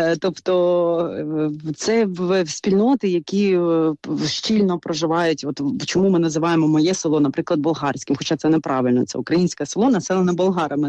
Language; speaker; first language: Ukrainian; non-native, local second language; Bulgarian